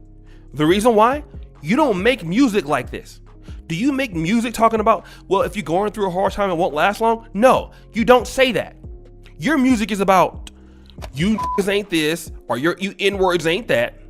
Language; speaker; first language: English; native; English